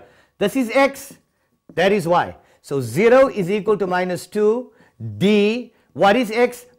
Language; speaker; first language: English; native; English